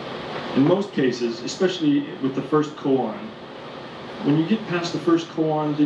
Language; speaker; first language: English; native; English